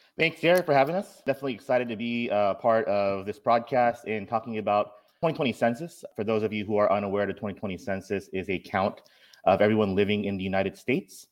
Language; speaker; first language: English; native; English